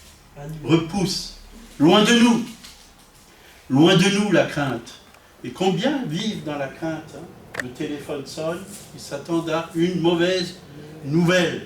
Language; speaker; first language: French; native; French